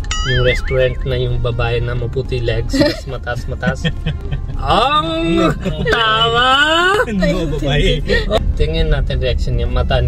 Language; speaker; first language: Filipino; non-native, learner; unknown